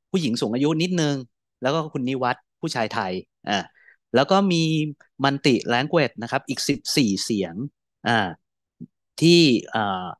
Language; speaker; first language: Thai; native; Thai